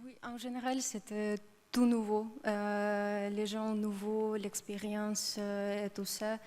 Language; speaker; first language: French; non-native, learner; Ukrainian